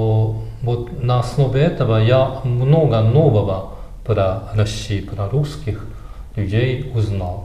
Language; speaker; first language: Russian; non-native, fluent; Japanese